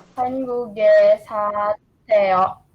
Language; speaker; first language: Korean; non-native, learner; Indonesian